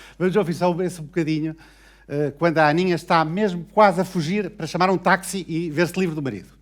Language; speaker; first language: Portuguese; native; Portuguese